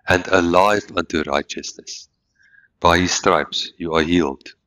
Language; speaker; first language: English; non-native, local second language; Afrikaans